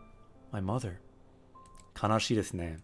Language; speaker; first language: Japanese; non-native, fluent; English